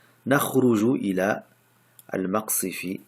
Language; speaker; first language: Arabic; non-native, fluent; French